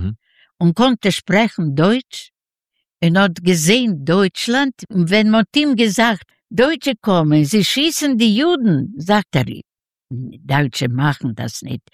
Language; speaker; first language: German; non-native, learner; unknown